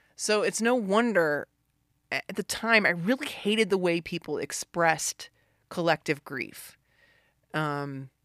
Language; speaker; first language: English; native; English